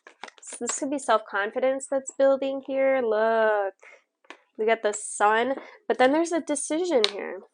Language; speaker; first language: English; native; English